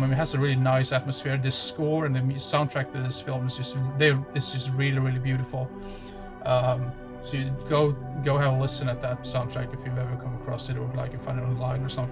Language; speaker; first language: English; non-native, fluent; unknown